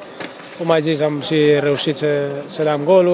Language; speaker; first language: Romanian; non-native, fluent; Spanish